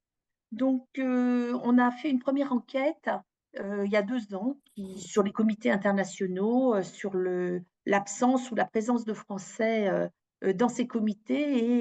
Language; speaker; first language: French; native; French